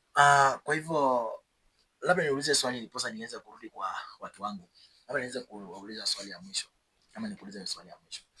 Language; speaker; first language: Swahili; native; Swahili